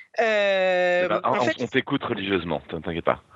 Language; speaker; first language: French; native; French